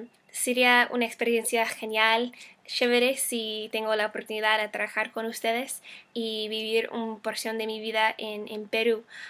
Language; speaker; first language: Spanish; non-native, fluent; English